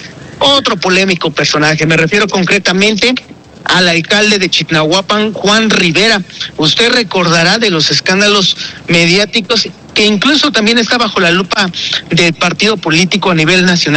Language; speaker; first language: Spanish; native; Spanish